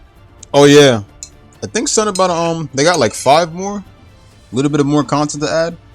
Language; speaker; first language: English; native; English